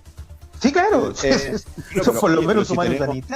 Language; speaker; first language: Spanish; native; Spanish